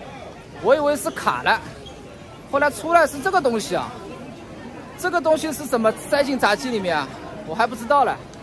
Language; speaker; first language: Chinese; non-native, local second language; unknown